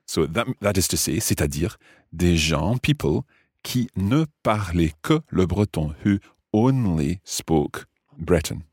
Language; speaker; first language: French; non-native, fluent; English